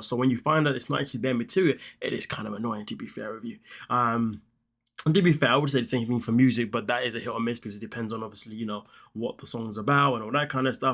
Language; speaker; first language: English; native; English